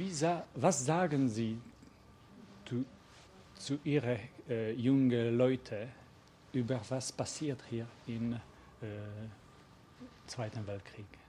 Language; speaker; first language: German; non-native, learner; English